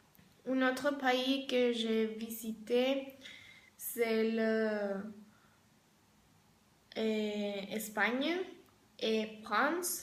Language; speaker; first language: French; non-native, learner; Spanish